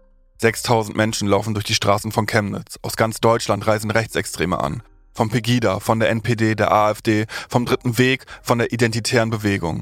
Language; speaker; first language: German; native; German